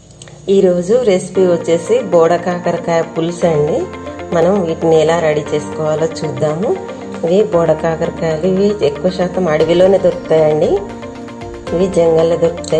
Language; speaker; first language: Telugu; native; Telugu